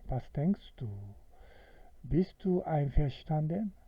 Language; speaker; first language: German; non-native, fluent; Korean